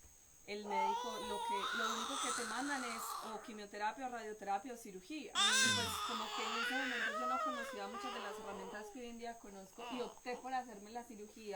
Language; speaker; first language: Spanish; native; Spanish